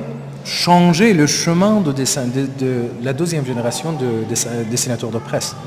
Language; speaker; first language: French; non-native, learner; Persian